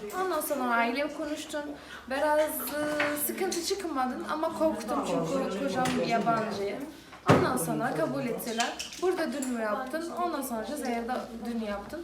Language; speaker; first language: Turkish; non-native, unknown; Arabic